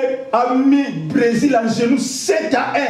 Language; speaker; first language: French; non-native, local second language; Lingala